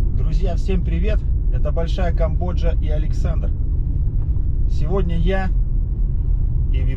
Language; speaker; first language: Russian; native; Russian